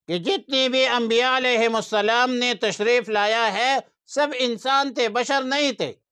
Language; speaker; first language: Urdu; non-native, local second language; Pashto